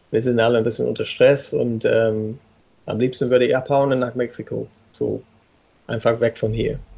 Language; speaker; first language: German; non-native, fluent; English